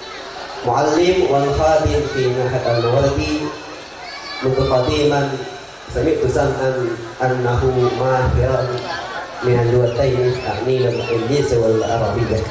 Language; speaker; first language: Arabic; non-native, fluent; Indonesian